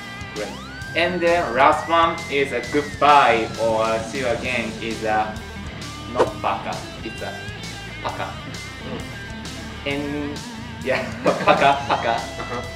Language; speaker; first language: English; non-native, learner; Japanese